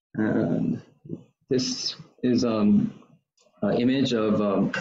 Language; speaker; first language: English; non-native, fluent; Korean